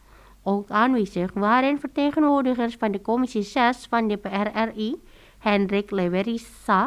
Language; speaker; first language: Dutch; non-native, fluent; Indonesian